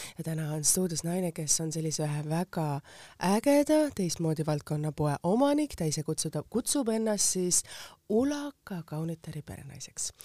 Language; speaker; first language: Estonian; native; Estonian